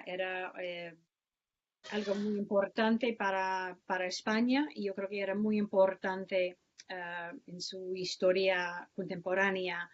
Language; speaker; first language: Spanish; non-native, fluent; English